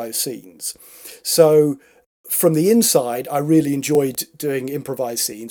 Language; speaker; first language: English; native; English